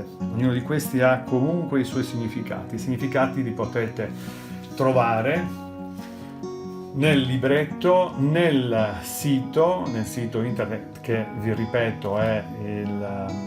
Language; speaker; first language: Italian; native; Italian